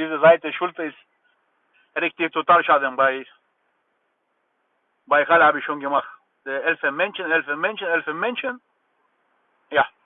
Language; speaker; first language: German; non-native, learner; Bulgarian